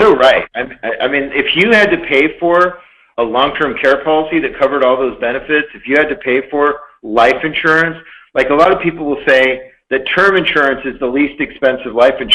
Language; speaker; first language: English; native; English